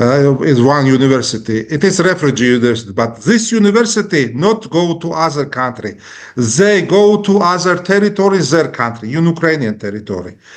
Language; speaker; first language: English; non-native, learner; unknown